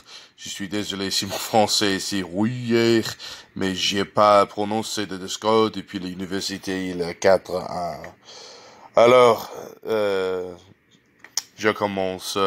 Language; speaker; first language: French; non-native, learner; English